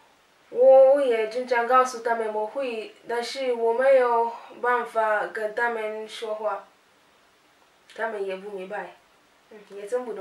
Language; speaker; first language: Chinese; non-native, learner; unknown